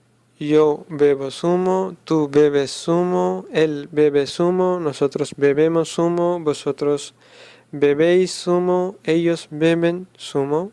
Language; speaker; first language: Spanish; non-native, learner; Urdu